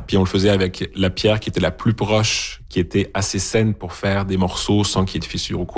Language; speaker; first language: French; native; French